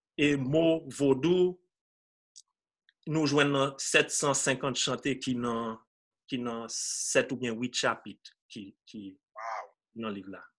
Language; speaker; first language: Haitian Creole; non-native, fluent; English